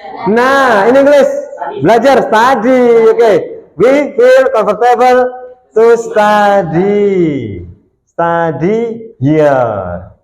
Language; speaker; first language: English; non-native, learner; Indonesian